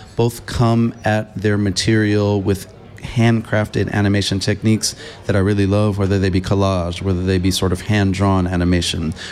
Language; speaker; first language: English; native; English